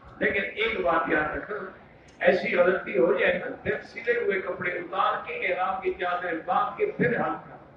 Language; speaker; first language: Urdu; native; Urdu